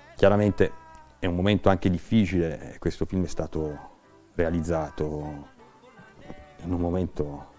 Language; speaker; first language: Italian; native; Italian